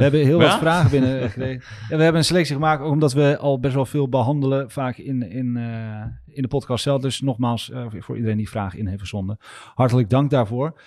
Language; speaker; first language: Dutch; native; Dutch